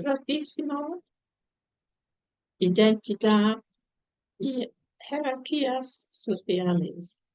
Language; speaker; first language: Spanish; non-native, fluent; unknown